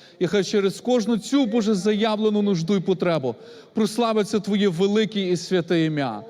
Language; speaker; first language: Ukrainian; native; Ukrainian